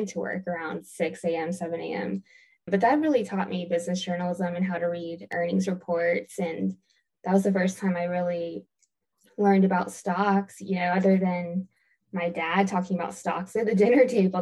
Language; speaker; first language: English; native; English